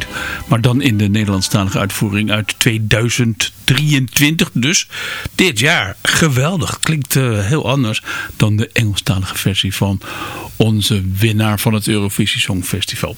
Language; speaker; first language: Dutch; native; Dutch